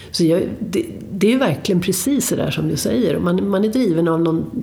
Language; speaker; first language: Swedish; native; Swedish